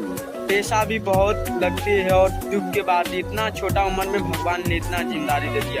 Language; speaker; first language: Hindi; non-native, local second language; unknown